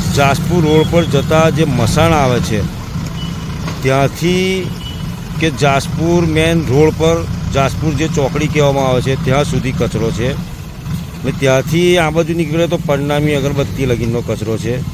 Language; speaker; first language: Gujarati; native; Gujarati